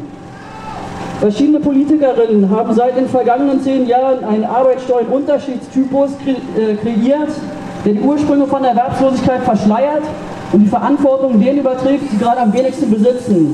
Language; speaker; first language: German; native; German